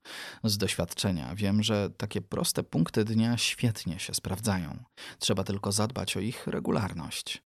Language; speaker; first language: Polish; native; Polish